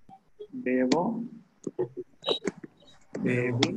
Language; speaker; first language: Italian; non-native, learner; Hindi